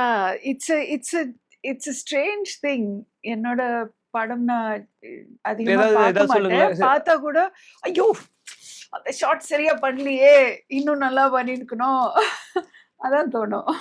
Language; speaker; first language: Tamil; non-native, local second language; English